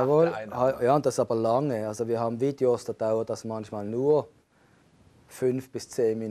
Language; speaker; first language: German; native; German